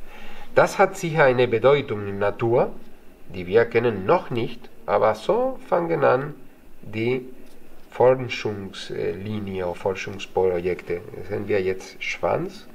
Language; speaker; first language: German; non-native, fluent; Spanish